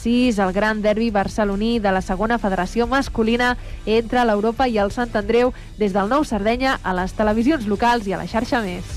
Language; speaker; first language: Catalan; native; Catalan